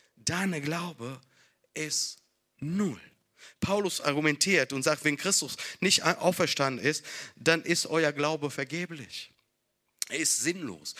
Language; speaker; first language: German; non-native, fluent; Italian